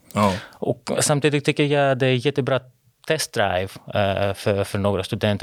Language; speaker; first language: Swedish; non-native, fluent; Greek